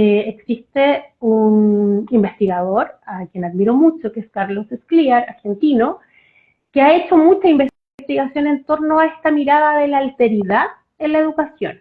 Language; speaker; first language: Spanish; native; Spanish